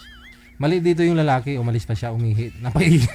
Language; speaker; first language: Filipino; native; Filipino